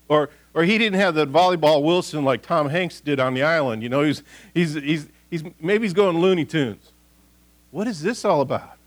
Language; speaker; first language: English; native; English